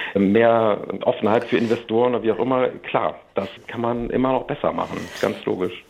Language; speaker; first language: German; native; German